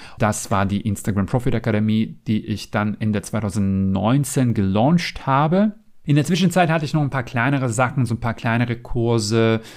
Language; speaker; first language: German; non-native, fluent; Macedonian